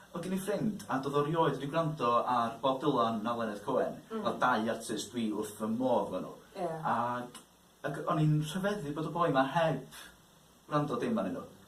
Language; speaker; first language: Welsh; native; Welsh